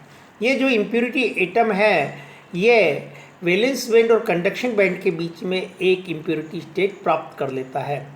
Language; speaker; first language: Hindi; native; Hindi